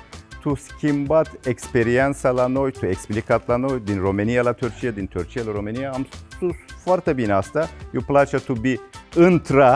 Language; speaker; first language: Romanian; non-native, learner; Turkish